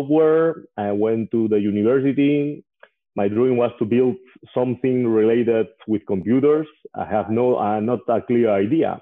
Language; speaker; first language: English; non-native, fluent; Spanish